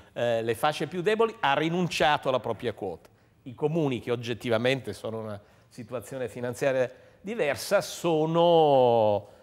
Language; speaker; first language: Italian; native; Italian